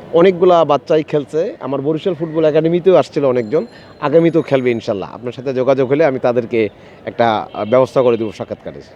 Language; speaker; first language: Bangla; native; Bangla